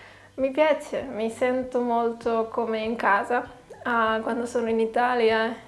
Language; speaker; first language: Italian; non-native, fluent; Catalan